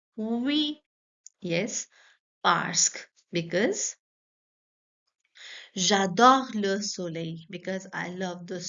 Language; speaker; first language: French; non-native, fluent; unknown